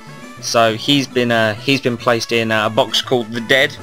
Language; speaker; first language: English; native; English